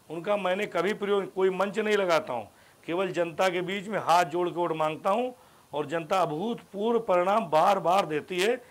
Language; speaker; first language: Hindi; native; Hindi